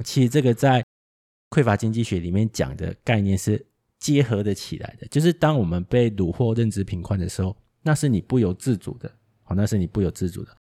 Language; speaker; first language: Chinese; native; Chinese